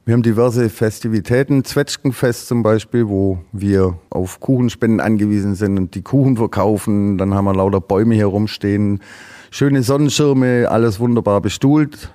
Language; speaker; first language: German; native; German